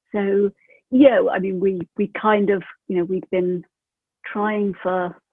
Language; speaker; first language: English; native; English